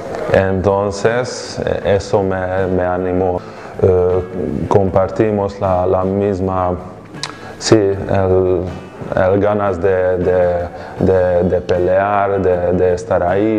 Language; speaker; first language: Spanish; non-native, fluent; Hungarian